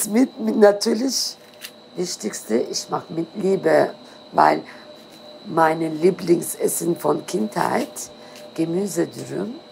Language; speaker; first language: German; non-native, learner; Turkish